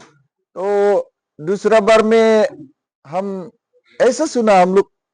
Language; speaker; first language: Hindi; non-native, local second language; Khasi